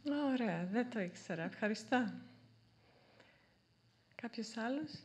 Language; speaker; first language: Greek; non-native, fluent; Serbian